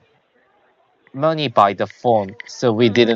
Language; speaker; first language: English; non-native, learner; Korean